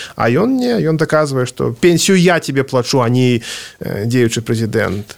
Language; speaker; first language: Belarusian; non-native, local second language; Russian